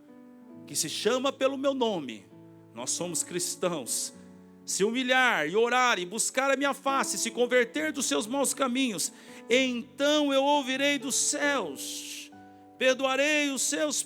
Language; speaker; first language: Portuguese; native; Portuguese